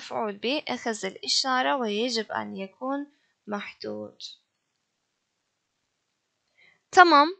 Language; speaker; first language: Arabic; non-native, fluent; Turkish